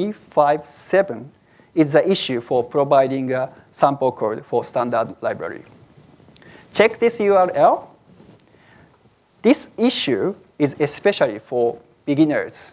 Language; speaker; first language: English; non-native, fluent; Japanese